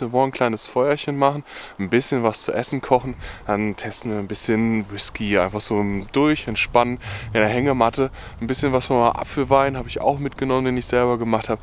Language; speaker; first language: German; native; German